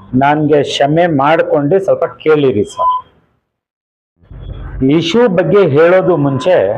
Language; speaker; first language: Kannada; native; Kannada